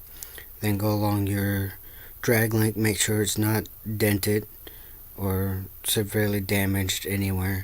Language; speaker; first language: English; native; English